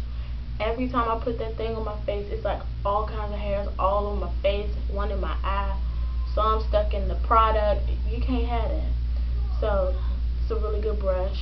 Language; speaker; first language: English; native; English